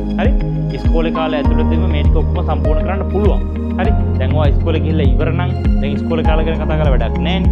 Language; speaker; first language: Sinhala; native; Sinhala